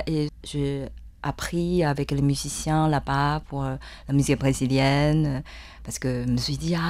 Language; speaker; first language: French; non-native, fluent; Chinese